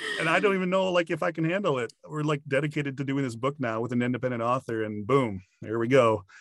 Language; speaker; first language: English; native; English